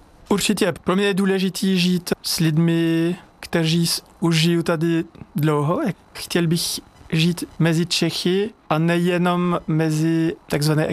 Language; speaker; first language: Czech; non-native, learner; French